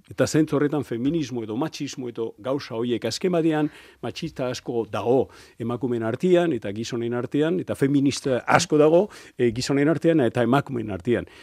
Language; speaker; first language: Basque; native; Basque